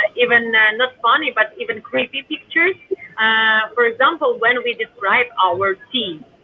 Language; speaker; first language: English; non-native, learner; Ukrainian